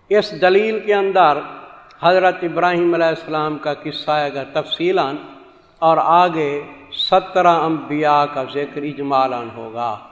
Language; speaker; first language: Urdu; non-native, local second language; Saraiki